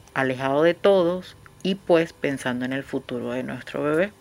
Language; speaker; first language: Spanish; native; Spanish